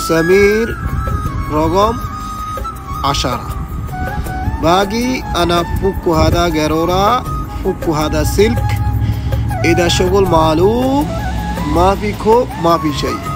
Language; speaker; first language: Arabic; non-native, learner; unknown